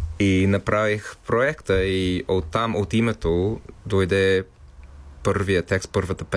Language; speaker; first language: Bulgarian; non-native, fluent; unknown